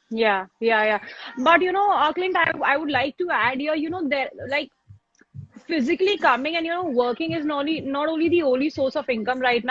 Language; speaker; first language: English; non-native, local second language; Hindi